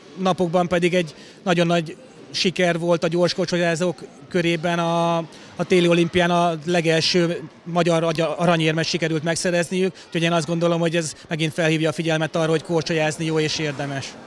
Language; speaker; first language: Hungarian; native; Hungarian